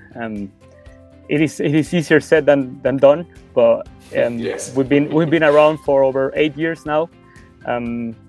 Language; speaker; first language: English; non-native, fluent; Spanish